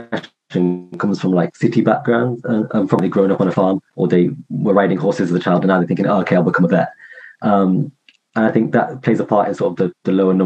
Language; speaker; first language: English; native; English